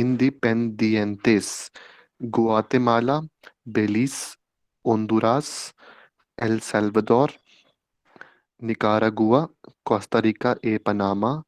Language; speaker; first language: Spanish; non-native, learner; Hindi